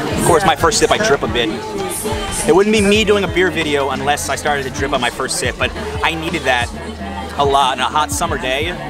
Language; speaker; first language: English; native; English